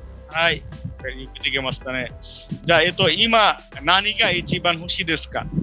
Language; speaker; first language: Japanese; non-native, fluent; Bangla